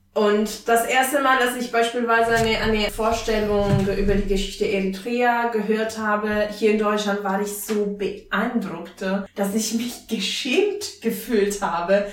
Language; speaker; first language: German; non-native, fluent; Italian